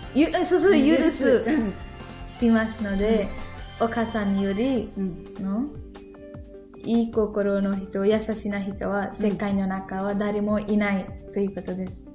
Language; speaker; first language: Japanese; non-native, learner; Nepali